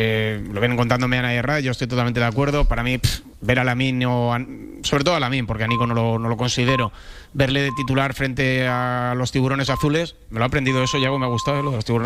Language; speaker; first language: Spanish; native; Spanish